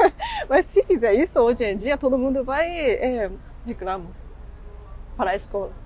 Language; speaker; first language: Portuguese; non-native, fluent; Japanese